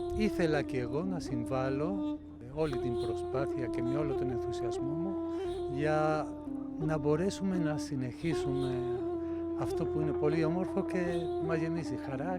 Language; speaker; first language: Greek; non-native, fluent; Spanish